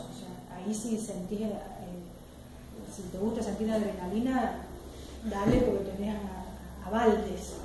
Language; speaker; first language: Spanish; native; Spanish